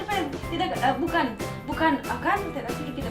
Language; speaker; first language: Indonesian; non-native, learner; Russian